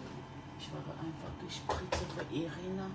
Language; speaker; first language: German; non-native, learner; French